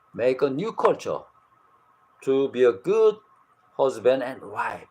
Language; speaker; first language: English; non-native, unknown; Korean